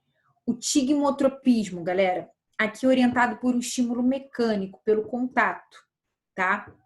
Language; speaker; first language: Portuguese; native; Portuguese